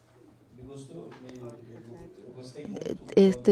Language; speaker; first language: Portuguese; non-native, fluent; Spanish